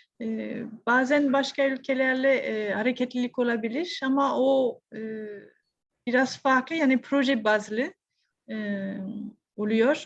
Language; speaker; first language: Turkish; non-native, fluent; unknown